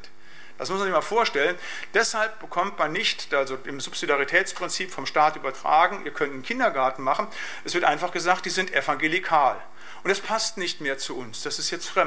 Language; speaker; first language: German; native; German